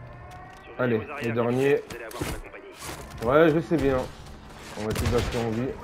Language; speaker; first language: French; native; French